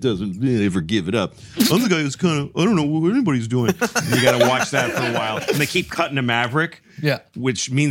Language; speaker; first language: English; early bilingual, other home language; Spanish